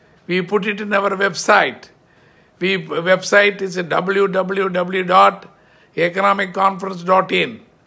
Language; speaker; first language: English; non-native, local second language; Tamil